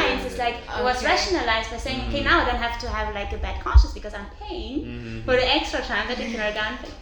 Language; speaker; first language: English; non-native, fluent; German